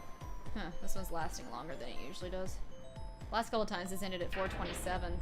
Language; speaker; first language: English; native; English